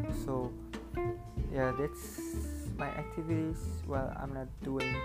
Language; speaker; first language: English; non-native, learner; Indonesian